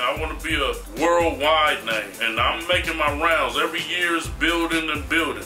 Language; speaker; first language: English; native; English